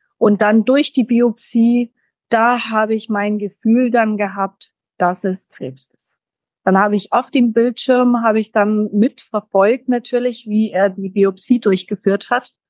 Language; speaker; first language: German; early bilingual, heritage; German